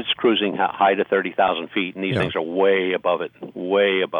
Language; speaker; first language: English; native; English